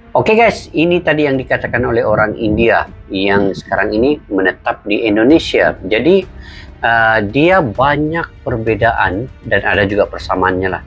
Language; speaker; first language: Malay; native; Malay